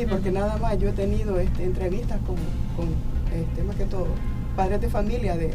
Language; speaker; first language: Spanish; native; Spanish